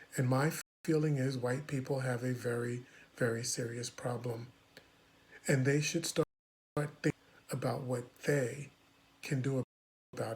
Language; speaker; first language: English; native; English